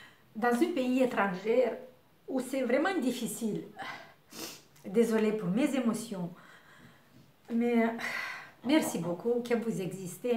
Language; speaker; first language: French; non-native, learner; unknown